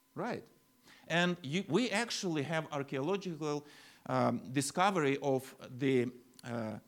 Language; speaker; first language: English; non-native, fluent; Ukrainian